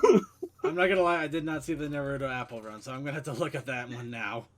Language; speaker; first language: English; native; English